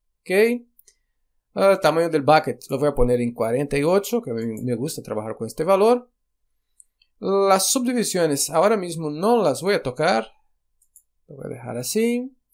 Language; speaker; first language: Spanish; non-native, fluent; Portuguese